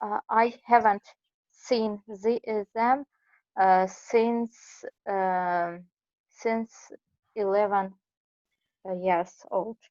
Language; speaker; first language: English; non-native, learner; Russian